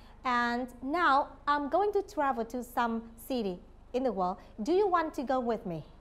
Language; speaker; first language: English; non-native, fluent; Vietnamese